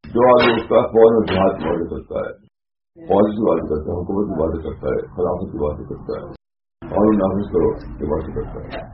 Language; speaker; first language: Urdu; native; Urdu